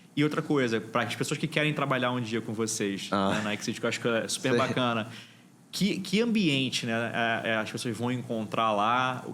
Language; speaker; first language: Portuguese; native; Portuguese